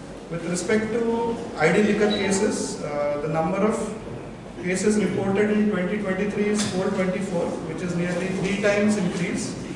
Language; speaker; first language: English; non-native, local second language; Marathi